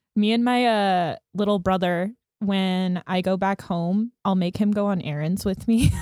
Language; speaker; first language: English; native; English